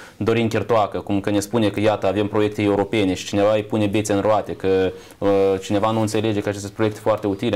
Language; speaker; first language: Romanian; native; Romanian